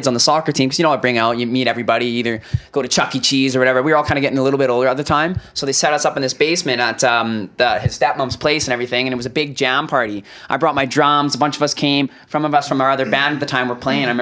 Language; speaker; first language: English; native; English